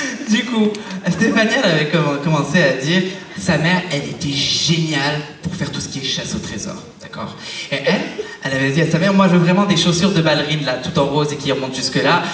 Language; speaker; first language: French; native; French